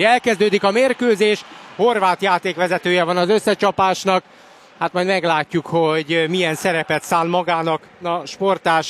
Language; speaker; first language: Hungarian; native; Hungarian